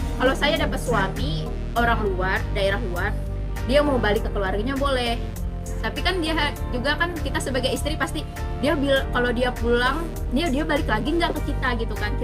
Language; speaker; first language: Indonesian; native; Indonesian